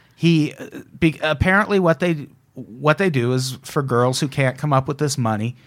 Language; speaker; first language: English; native; English